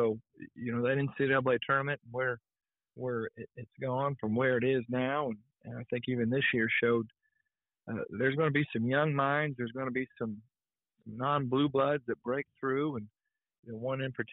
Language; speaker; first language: English; native; English